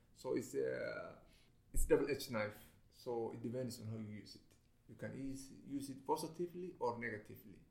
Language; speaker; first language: English; non-native, fluent; Somali